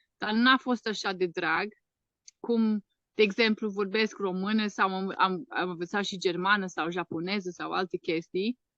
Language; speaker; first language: Romanian; non-native, fluent; English